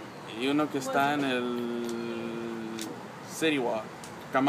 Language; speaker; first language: Spanish; early bilingual, heritage; Spanish